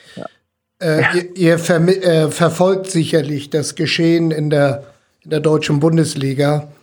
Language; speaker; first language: German; native; German